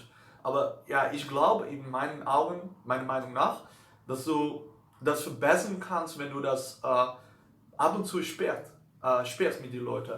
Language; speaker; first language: German; non-native, learner; Dutch